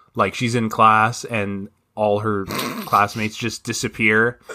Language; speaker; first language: English; native; English